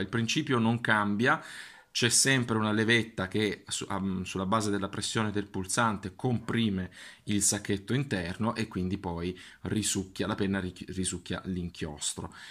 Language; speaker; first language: Italian; native; Italian